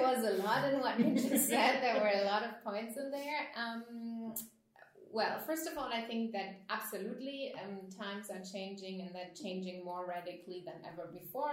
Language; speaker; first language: English; non-native, fluent; German